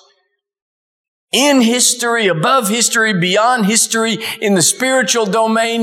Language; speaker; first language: English; native; English